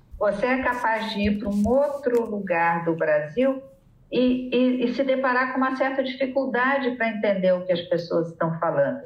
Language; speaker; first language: Portuguese; native; Portuguese